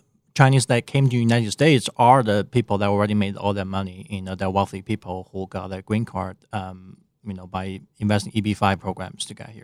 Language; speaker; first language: English; non-native, fluent; Chinese